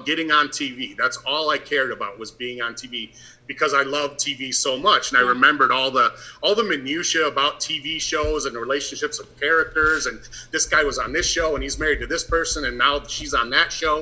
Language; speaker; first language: English; native; English